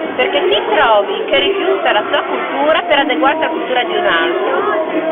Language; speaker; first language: Italian; native; Italian